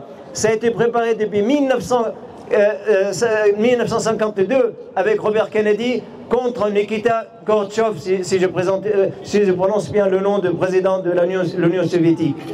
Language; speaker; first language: French; non-native, fluent; Arabic